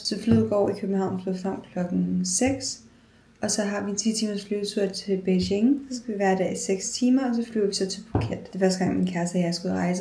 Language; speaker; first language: Danish; native; Danish